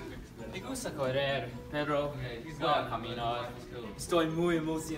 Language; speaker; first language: Spanish; non-native, learner; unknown